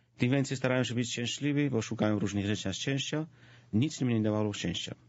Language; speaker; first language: Polish; non-native, fluent; Georgian